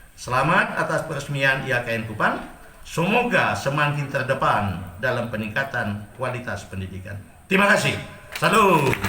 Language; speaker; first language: Indonesian; non-native, local second language; Achinese